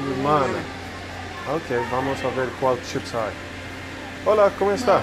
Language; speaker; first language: Spanish; non-native, learner; English